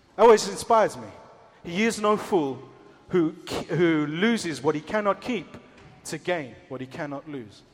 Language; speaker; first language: English; early bilingual, other home language; Spanish